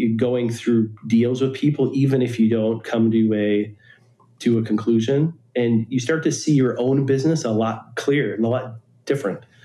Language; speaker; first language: English; native; English